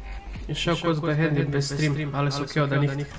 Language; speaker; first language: German; non-native, learner; Serbian